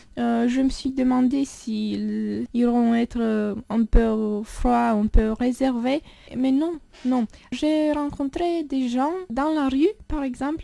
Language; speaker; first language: French; non-native, fluent; Romanian